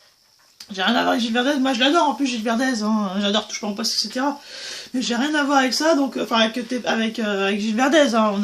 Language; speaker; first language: French; native; French